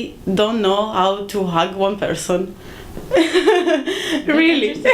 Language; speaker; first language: English; non-native, fluent; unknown